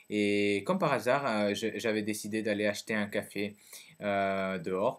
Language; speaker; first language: French; early bilingual, other home language; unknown